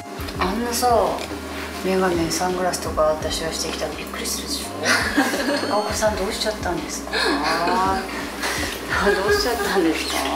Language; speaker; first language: Japanese; native; Japanese